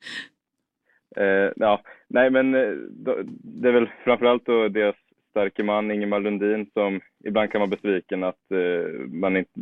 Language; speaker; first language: Swedish; native; Swedish